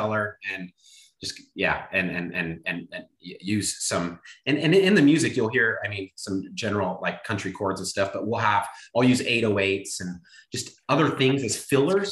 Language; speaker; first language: English; native; English